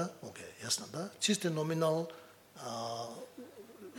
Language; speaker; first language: Russian; non-native, learner; Tibetan